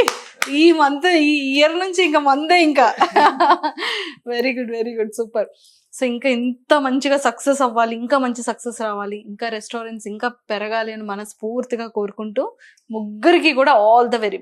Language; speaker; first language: Telugu; native; Telugu